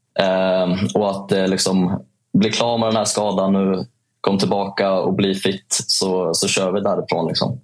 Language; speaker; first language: Swedish; native; Swedish